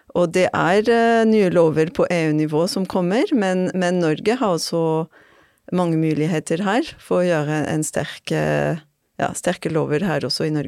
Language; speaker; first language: Norwegian; non-native, fluent; French